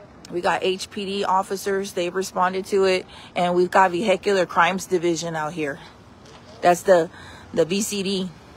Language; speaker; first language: English; early bilingual, other home language; Spanish